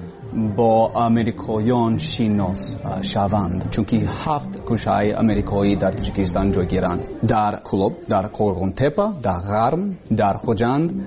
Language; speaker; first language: Persian; non-native, learner; English